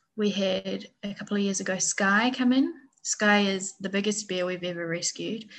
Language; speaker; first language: English; native; English